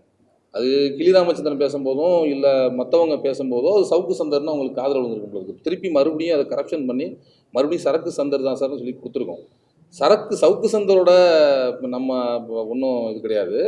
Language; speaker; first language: Tamil; native; Tamil